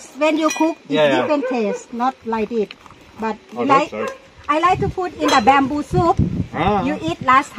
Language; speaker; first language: English; non-native, learner; Thai